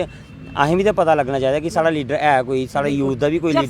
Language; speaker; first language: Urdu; non-native, local second language; Dogri